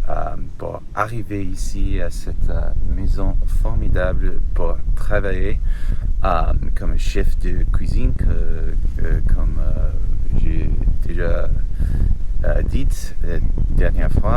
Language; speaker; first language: French; non-native, learner; English